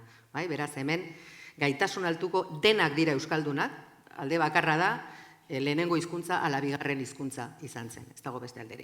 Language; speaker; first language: Basque; native; Basque